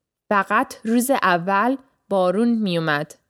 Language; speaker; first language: Persian; early bilingual, heritage; Persian